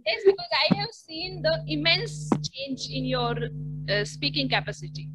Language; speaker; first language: English; non-native, learner; Hindi